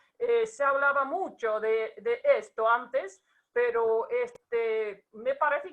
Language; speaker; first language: Spanish; non-native, fluent; Russian